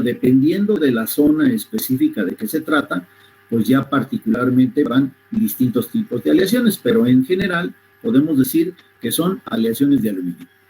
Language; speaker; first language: Spanish; native; Spanish